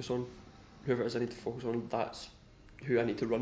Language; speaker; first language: English; native; English